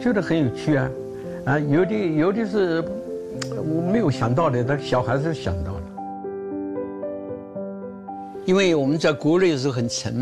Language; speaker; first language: Chinese; native; Chinese